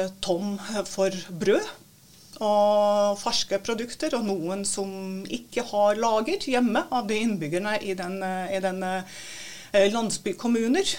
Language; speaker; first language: Norwegian; non-native, fluent; Latvian